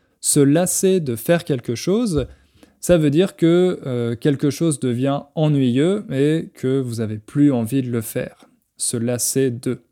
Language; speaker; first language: French; native; French